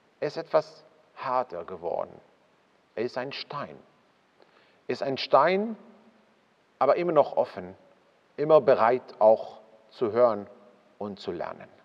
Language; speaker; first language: German; non-native, fluent; Hebrew